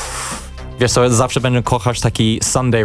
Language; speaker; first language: Polish; non-native, learner; English